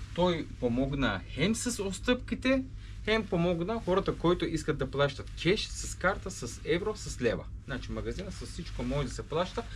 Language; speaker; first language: Bulgarian; non-native, local second language; Turkish